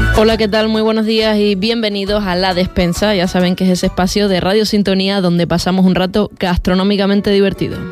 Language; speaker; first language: Spanish; native; Spanish